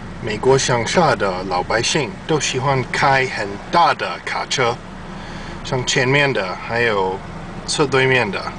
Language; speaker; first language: Chinese; non-native, fluent; English